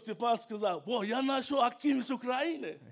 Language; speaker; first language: German; non-native, learner; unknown